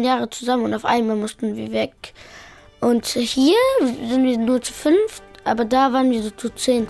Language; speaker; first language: German; early bilingual, other home language; Pashto